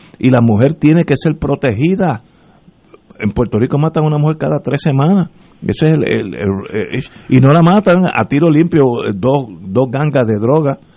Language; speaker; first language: Spanish; early bilingual, heritage; Spanish